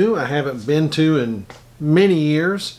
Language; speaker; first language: English; native; English